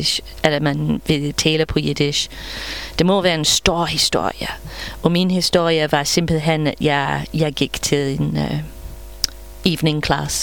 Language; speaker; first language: Danish; non-native, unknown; English